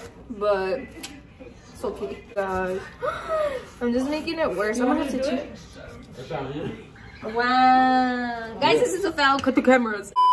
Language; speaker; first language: English; early bilingual, other home language; Spanish